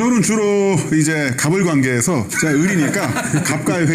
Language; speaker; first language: Korean; native; Korean